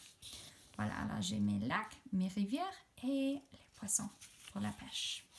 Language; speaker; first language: French; non-native, fluent; English